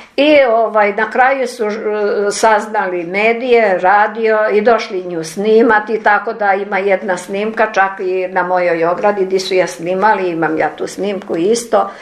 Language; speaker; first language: Serbian; non-native, local second language; Ukrainian